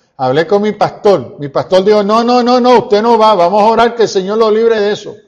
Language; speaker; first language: Spanish; early bilingual, heritage; Spanish